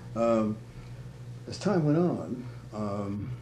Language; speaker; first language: English; native; English